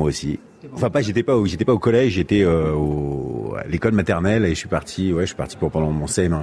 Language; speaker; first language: French; native; French